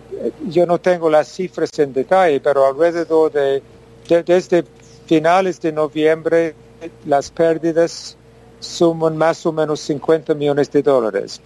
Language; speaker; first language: Spanish; non-native, fluent; English